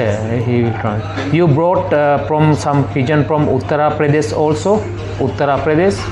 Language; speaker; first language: English; non-native, fluent; Sinhala